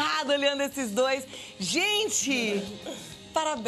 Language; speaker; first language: Portuguese; native; Portuguese